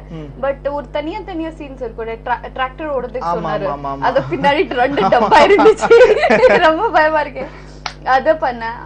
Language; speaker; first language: Tamil; non-native, local second language; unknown